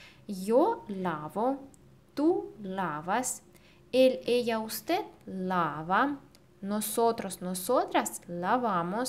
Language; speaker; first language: Spanish; non-native, fluent; Russian